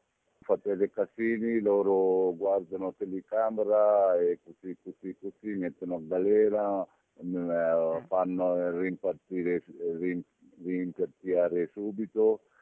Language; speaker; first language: Italian; non-native, learner; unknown